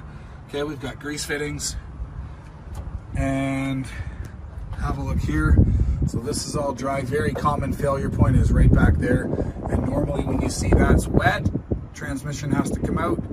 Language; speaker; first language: English; native; English